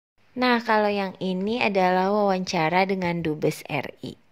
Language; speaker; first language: Indonesian; native; Indonesian